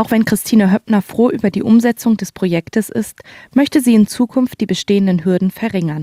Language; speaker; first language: German; native; German